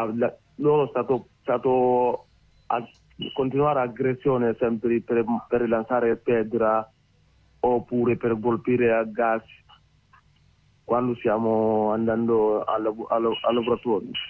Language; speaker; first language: Italian; non-native, learner; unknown